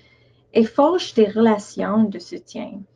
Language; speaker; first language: French; non-native, local second language; English